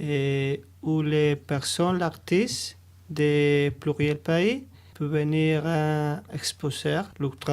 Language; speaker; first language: French; non-native, learner; Spanish